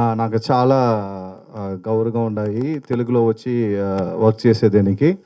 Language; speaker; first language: Telugu; non-native, learner; Tamil